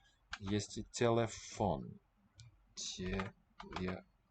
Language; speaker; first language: Russian; non-native, learner; English